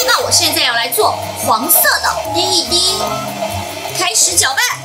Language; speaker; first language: Chinese; native; Chinese